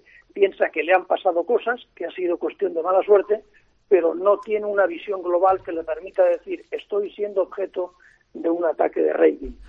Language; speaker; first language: Spanish; native; Spanish